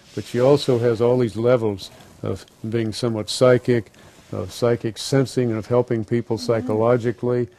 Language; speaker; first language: English; native; English